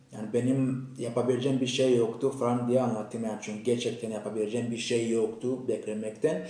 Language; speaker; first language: Turkish; non-native, fluent; Kinyarwanda